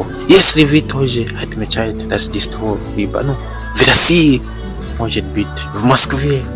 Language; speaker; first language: Russian; non-native, learner; Bemba